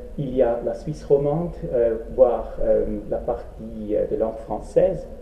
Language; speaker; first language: French; non-native, local second language; Swiss German